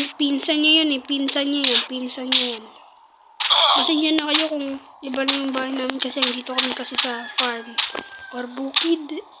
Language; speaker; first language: Filipino; non-native, local second language; Waray